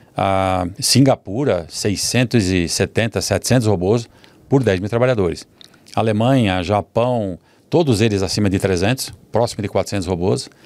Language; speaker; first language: Portuguese; early bilingual, other home language; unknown